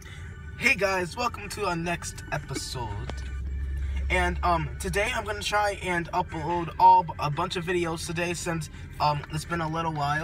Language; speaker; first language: English; native; English